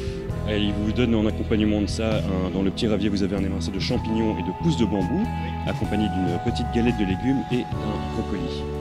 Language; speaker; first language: French; native; French